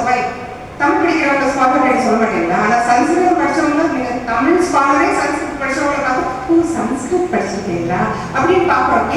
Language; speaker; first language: Tamil; early bilingual, other home language; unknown